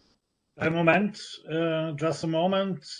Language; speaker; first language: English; non-native, fluent; German